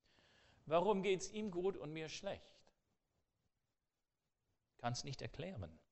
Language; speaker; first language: German; non-native, fluent; English